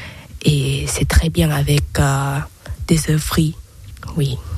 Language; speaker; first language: French; non-native, learner; Thai